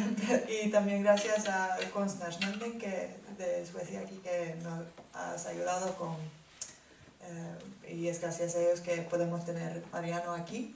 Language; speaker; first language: Spanish; non-native, fluent; Finnish